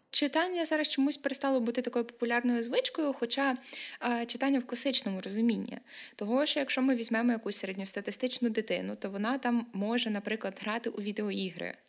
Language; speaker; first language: Ukrainian; native; Ukrainian